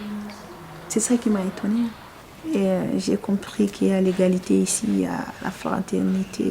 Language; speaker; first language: French; non-native, fluent; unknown